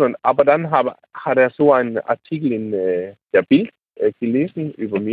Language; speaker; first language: German; non-native, learner; Danish